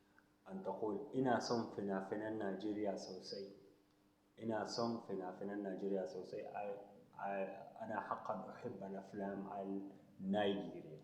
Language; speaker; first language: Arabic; non-native, local second language; Hausa